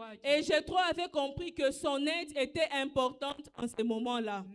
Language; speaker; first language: French; non-native, local second language; Swahili